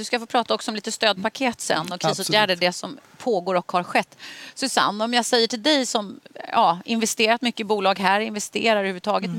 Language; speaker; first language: Swedish; native; Swedish